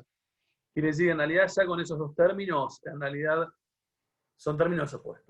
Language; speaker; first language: Spanish; native; Spanish